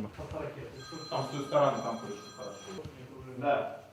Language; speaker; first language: Russian; native; Russian